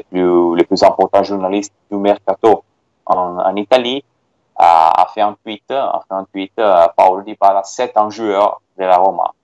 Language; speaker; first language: French; non-native, fluent; Italian